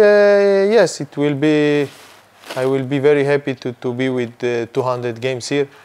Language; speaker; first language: English; non-native, fluent; Hebrew